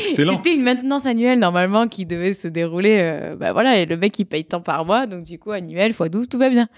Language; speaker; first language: French; native; French